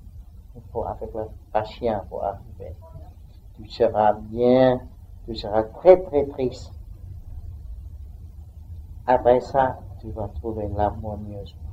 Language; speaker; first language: French; non-native, learner; Vietnamese